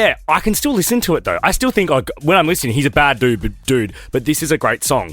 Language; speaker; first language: English; native; English